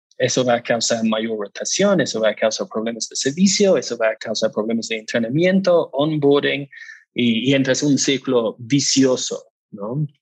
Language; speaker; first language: Spanish; non-native, fluent; English